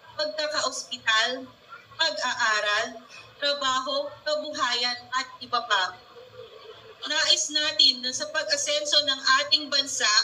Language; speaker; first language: Filipino; non-native, local second language; Cebuano